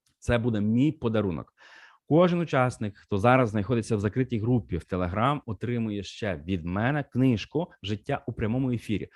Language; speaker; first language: Ukrainian; non-native, local second language; Russian